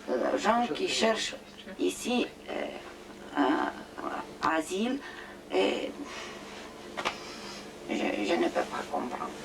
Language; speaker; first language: French; non-native, fluent; Romanian